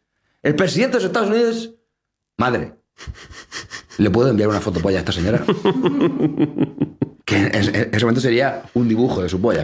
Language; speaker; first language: Spanish; native; Spanish